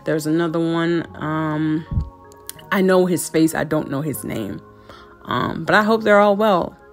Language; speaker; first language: English; native; English